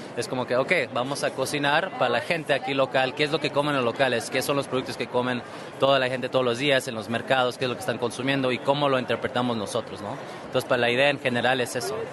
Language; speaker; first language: Spanish; early bilingual, heritage; Spanish